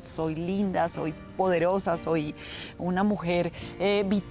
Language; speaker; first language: Spanish; native; Spanish